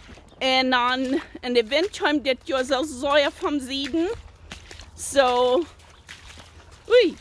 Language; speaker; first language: German; early bilingual, heritage; German